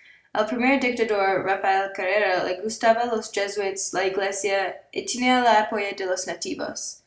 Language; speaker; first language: Spanish; non-native, learner; English